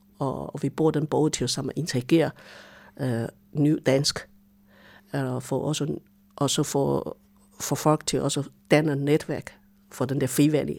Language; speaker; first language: Danish; non-native, fluent; Chinese